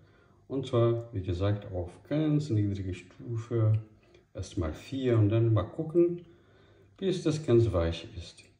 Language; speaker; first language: German; non-native, fluent; Portuguese